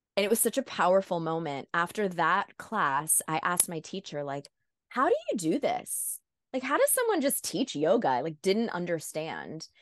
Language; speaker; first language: English; native; English